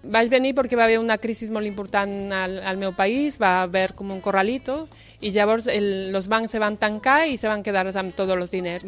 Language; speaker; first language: Catalan; non-native, fluent; Spanish